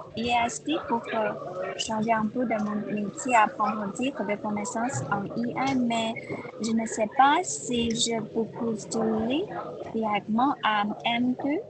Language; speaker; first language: French; non-native, learner; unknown